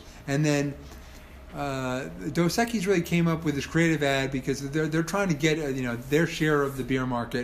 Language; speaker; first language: English; native; English